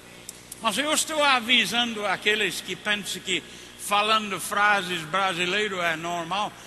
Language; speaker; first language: Portuguese; non-native, fluent; English